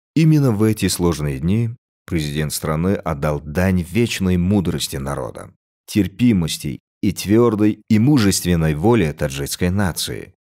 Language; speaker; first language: Russian; non-native, local second language; Tajik